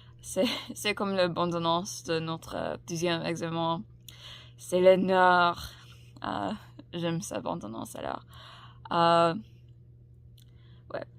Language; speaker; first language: French; non-native, learner; English